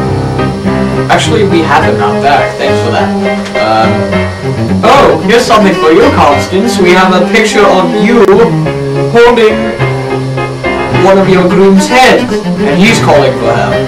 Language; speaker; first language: English; native; English